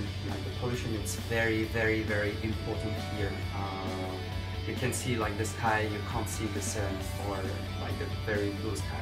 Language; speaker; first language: English; non-native, fluent; French